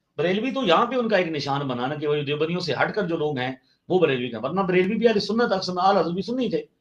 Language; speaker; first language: Urdu; non-native, local second language; Punjabi